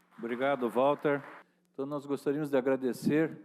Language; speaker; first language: Portuguese; native; Portuguese